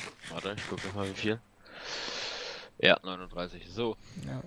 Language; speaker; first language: German; native; German